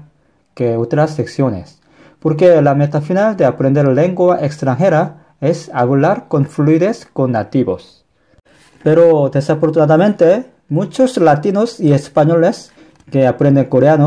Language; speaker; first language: Spanish; non-native, fluent; Korean